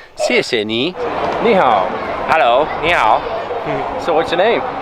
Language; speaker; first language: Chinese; non-native, learner; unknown